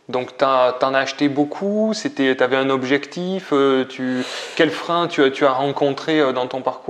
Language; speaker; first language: French; native; French